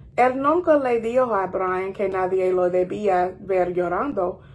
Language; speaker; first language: Spanish; non-native, fluent; English